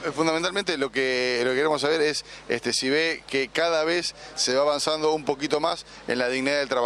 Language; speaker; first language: Spanish; native; Spanish